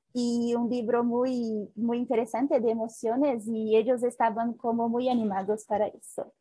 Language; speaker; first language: Spanish; non-native, fluent; Portuguese